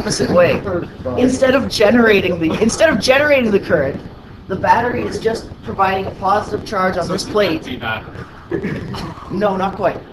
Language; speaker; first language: English; native; English